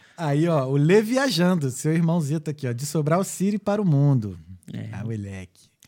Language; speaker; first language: Portuguese; native; Portuguese